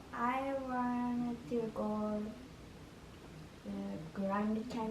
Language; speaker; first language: English; non-native, learner; Japanese